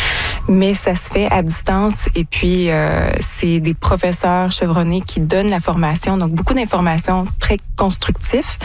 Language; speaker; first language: French; native; French